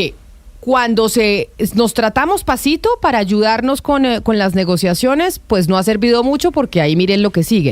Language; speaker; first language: Spanish; native; Spanish